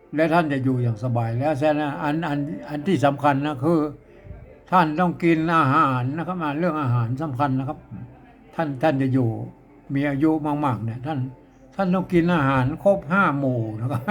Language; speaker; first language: Thai; native; Thai